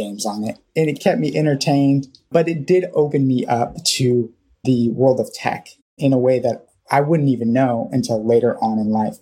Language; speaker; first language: English; native; English